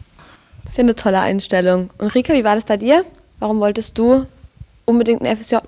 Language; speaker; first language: German; native; German